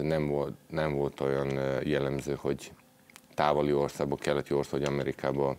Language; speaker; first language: Hungarian; non-native, fluent; Serbian